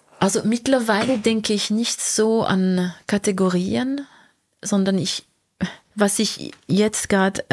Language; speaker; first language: German; non-native, local second language; French